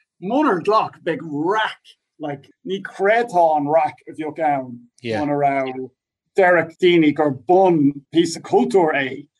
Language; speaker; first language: Irish; non-native, local second language; English